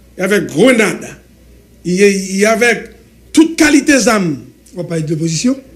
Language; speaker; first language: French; non-native, local second language; Haitian Creole